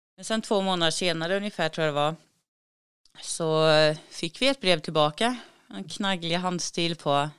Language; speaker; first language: Swedish; native; Swedish